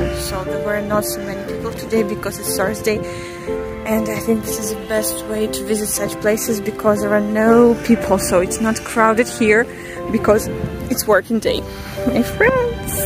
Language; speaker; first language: English; non-native, fluent; Russian